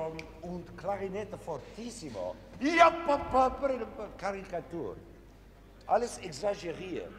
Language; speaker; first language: German; non-native, fluent; English